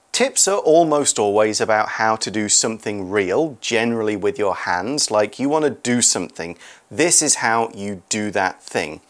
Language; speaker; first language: English; native; English